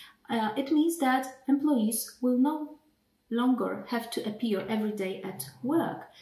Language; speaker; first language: English; non-native, fluent; Polish